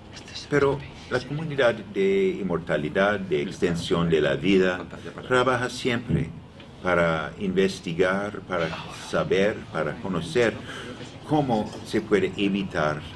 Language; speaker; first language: Spanish; non-native, learner; English